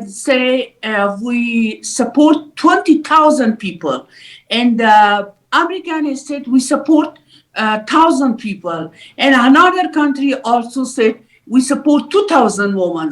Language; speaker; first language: English; non-native, learner; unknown